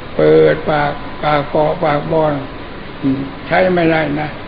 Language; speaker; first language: Thai; native; Thai